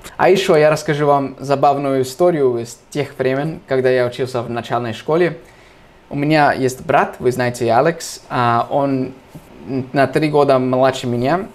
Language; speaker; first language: Russian; non-native, fluent; English